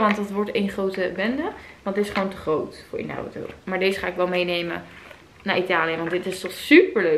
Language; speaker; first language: Dutch; native; Dutch